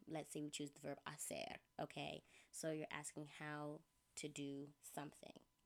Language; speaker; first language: English; native; English